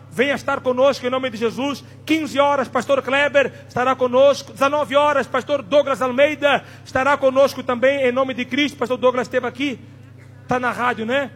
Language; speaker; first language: Portuguese; non-native, local second language; Tsonga